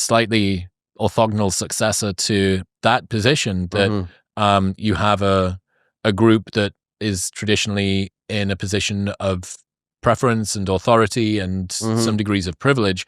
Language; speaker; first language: English; native; English